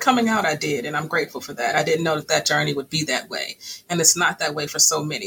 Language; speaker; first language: English; native; English